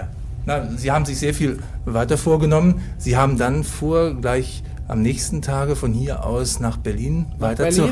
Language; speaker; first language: German; native; German